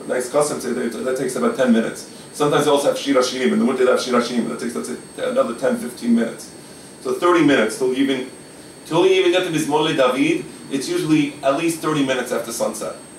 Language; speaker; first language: English; native; English